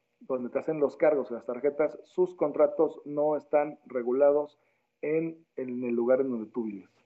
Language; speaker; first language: Spanish; native; Spanish